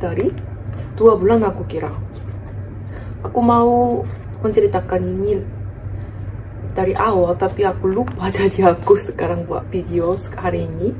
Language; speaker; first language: Indonesian; non-native, fluent; Korean